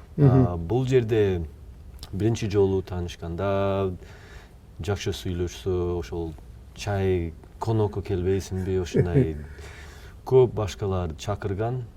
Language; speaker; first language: Kyrgyz; non-native, fluent; English